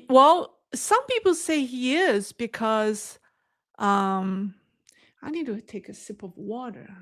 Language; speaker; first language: English; non-native, fluent; Chinese